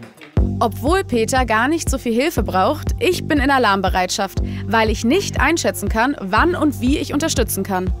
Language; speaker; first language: German; native; German